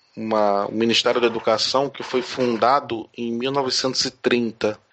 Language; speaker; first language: Portuguese; native; Portuguese